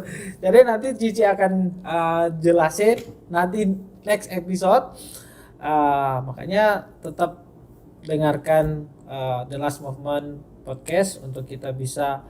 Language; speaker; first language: Indonesian; native; Indonesian